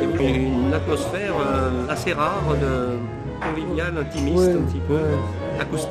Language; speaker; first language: French; native; French